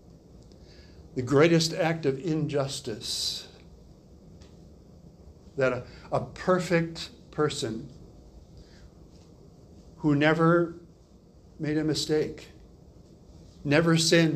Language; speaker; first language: English; native; English